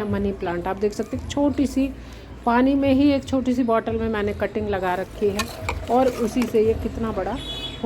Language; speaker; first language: Hindi; native; Hindi